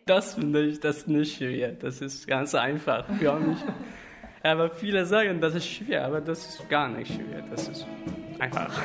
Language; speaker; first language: German; non-native, learner; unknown